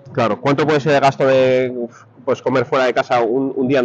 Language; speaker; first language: Spanish; native; Spanish